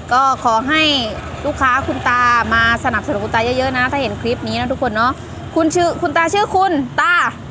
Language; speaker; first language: Thai; native; Thai